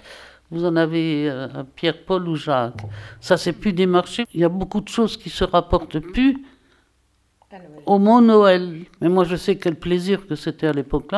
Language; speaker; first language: French; native; French